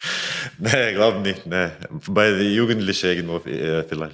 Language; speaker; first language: German; non-native, fluent; Latvian